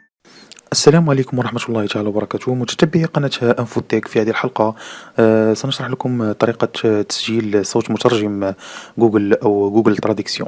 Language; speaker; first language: Arabic; native; Arabic